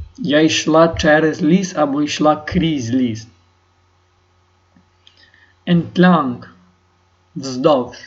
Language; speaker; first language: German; non-native, learner; Ukrainian